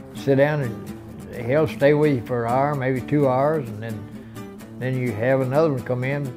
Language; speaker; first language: English; native; English